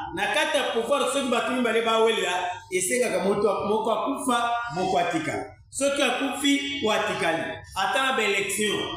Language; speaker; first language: Lingala; non-native, local second language; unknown